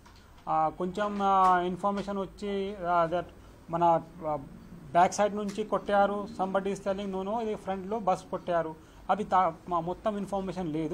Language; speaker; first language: Telugu; non-native, local second language; Urdu